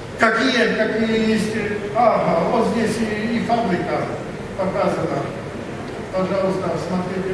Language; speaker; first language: Russian; non-native, learner; Polish